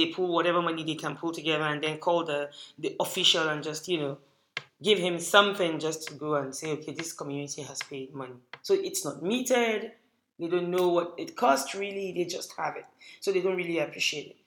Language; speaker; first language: English; non-native, local second language; Hausa